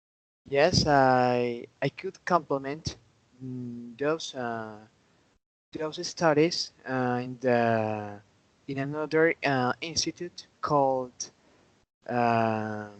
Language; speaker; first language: English; non-native, learner; Spanish